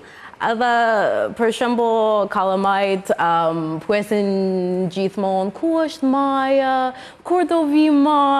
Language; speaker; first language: Albanian; non-native, learner; English